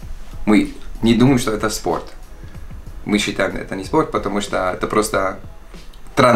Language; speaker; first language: Russian; non-native, learner; Dutch